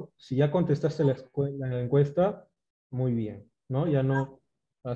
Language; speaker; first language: Spanish; native; Spanish